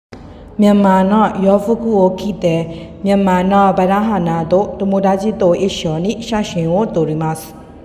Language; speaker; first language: Japanese; non-native, learner; Burmese